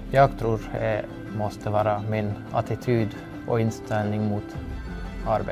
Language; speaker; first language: Swedish; non-native, fluent; Hungarian